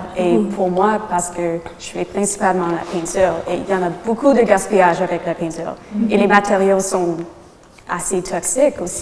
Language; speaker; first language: French; non-native, local second language; English